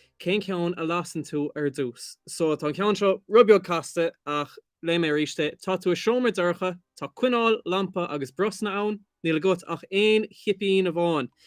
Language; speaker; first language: Irish; non-native, local second language; English